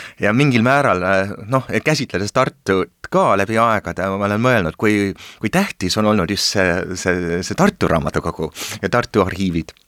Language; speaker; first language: Estonian; early bilingual, heritage; Estonian